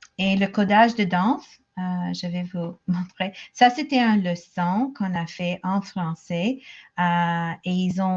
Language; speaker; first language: French; non-native, local second language; English